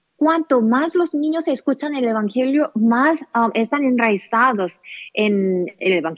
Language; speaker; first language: Spanish; non-native, learner; Korean